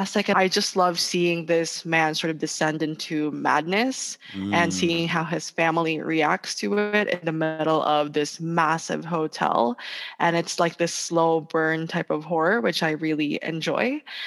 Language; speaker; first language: English; non-native, local second language; Hiligaynon